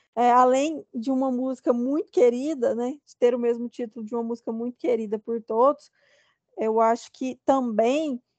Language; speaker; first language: Portuguese; native; Portuguese